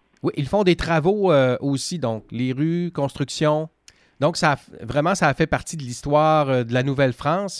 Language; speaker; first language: French; native; French